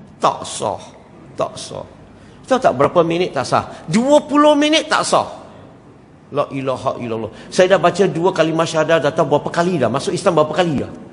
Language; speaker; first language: Malay; non-native, local second language; Chinese